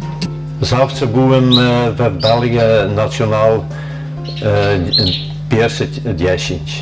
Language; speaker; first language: Polish; early bilingual, heritage; Polish